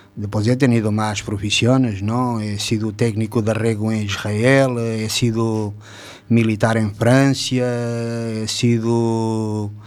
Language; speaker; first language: Spanish; non-native, fluent; Portuguese